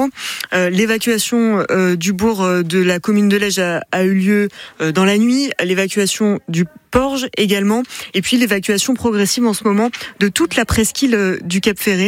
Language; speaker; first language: French; native; French